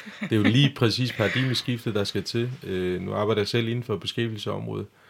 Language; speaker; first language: Danish; non-native, fluent; Turkish